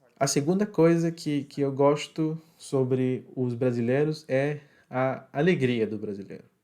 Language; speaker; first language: Portuguese; non-native, fluent; Spanish